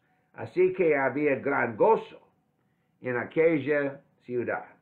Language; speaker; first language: Spanish; non-native, fluent; English